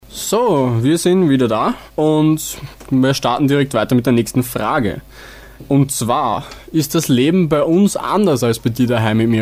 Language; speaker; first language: German; native; German